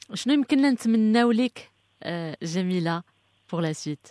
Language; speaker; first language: Arabic; native; Arabic